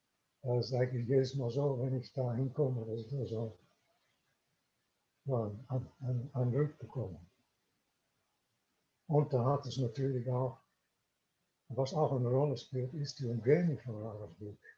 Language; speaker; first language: German; non-native, fluent; Dutch